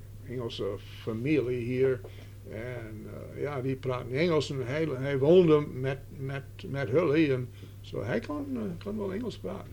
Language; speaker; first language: Dutch; early bilingual, heritage; Dutch